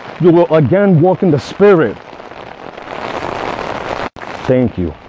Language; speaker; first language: English; native; English